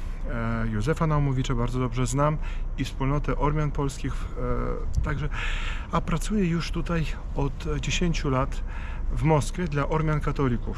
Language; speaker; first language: Polish; non-native, fluent; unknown